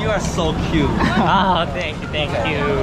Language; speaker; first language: English; non-native, learner; Korean